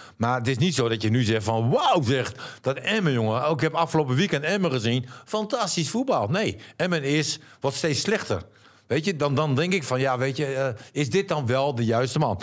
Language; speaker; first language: Dutch; native; Dutch